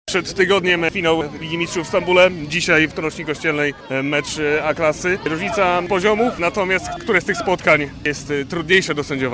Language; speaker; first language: Polish; native; Polish